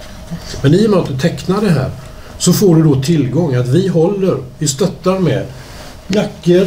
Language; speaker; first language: Swedish; native; Swedish